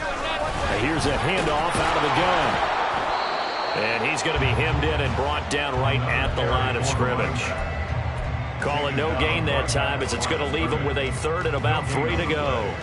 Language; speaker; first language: English; native; English